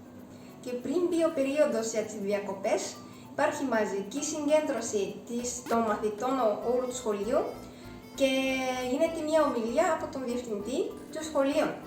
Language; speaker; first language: Greek; non-native, fluent; Japanese